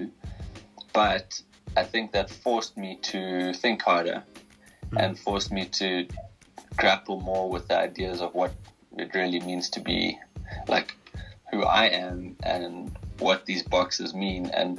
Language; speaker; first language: English; native; English